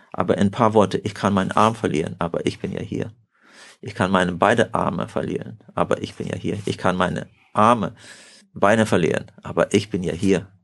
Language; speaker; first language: German; early bilingual, heritage; German